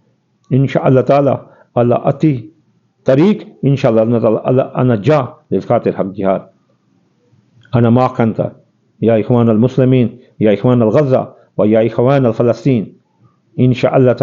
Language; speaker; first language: Arabic; non-native, learner; Urdu